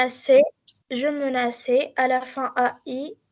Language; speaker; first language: French; non-native, learner; Arabic